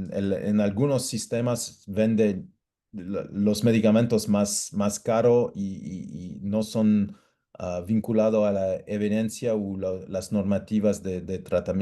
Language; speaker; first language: Spanish; non-native, fluent; English